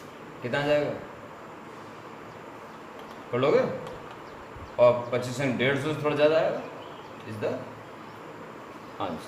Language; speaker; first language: Hindi; native; Hindi